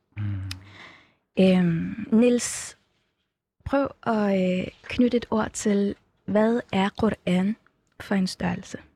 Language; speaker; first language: Danish; native; Danish